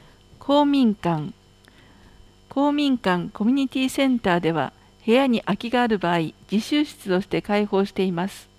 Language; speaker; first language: Japanese; native; Japanese